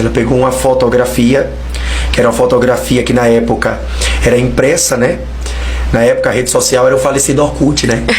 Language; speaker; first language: Portuguese; native; Portuguese